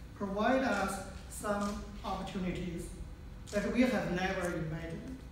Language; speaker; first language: English; non-native, fluent; Chinese